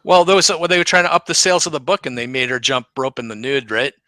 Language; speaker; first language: English; native; English